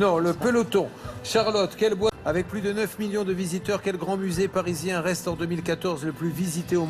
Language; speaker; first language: French; native; French